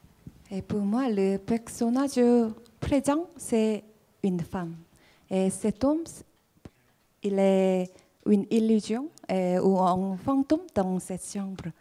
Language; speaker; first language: French; non-native, fluent; Korean